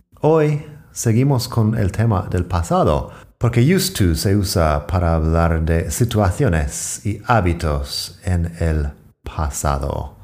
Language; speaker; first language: Spanish; non-native, fluent; English